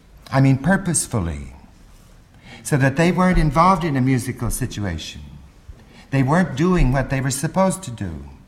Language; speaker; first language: English; native; English